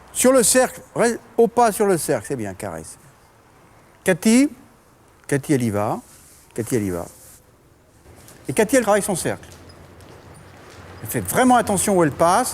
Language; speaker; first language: French; native; French